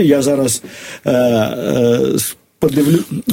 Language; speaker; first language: Ukrainian; native; Ukrainian